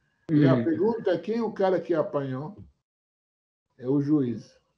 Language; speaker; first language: Portuguese; non-native, fluent; Hebrew